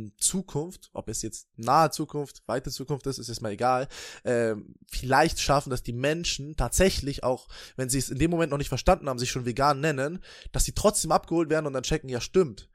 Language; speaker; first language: German; native; German